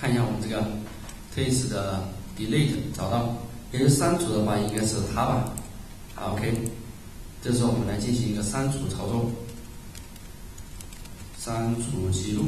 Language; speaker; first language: Chinese; native; Chinese